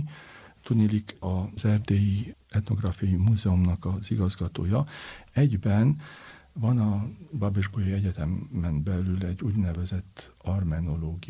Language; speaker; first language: Hungarian; native; Hungarian